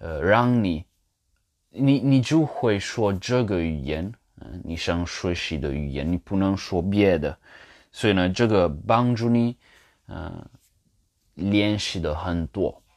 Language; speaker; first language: Chinese; non-native, learner; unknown